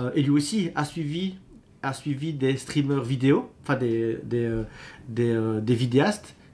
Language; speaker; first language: French; native; French